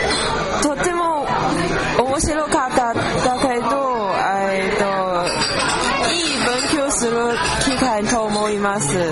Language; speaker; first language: Japanese; non-native, learner; Chinese